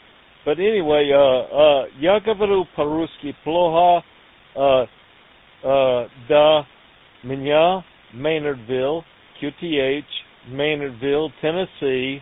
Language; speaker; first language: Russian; non-native, learner; English